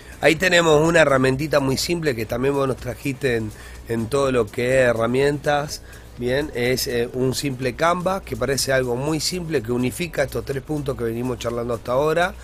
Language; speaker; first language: Spanish; native; Spanish